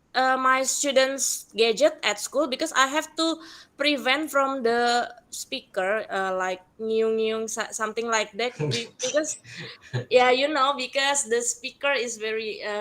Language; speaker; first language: English; non-native, learner; Indonesian